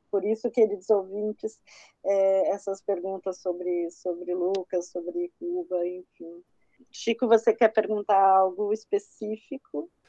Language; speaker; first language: Portuguese; native; Portuguese